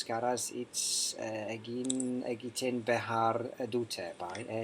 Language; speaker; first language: Basque; non-native, learner; English